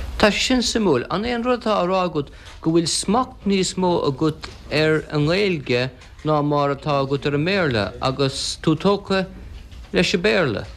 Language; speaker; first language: Irish; non-native, local second language; English